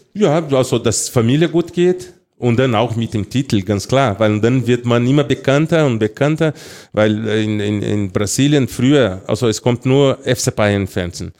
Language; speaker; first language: German; non-native, fluent; Portuguese